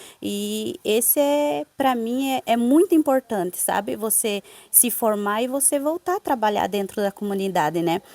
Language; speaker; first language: Portuguese; native; Portuguese